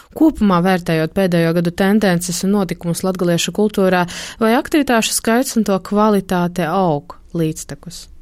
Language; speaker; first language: Latvian; native; Latvian